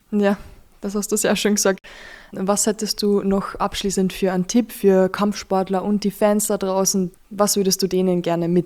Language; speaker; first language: German; native; German